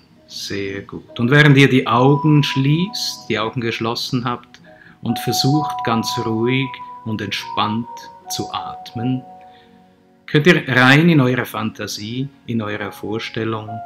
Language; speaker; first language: German; native; German